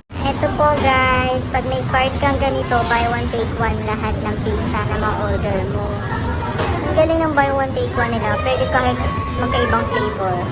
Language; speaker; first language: Filipino; native; Filipino